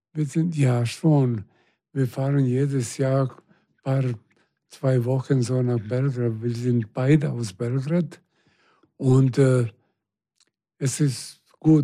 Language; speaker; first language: German; non-native, fluent; Serbian